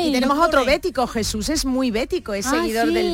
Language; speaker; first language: Spanish; native; Spanish